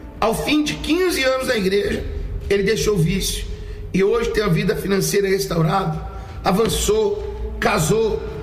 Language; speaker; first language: Portuguese; native; Portuguese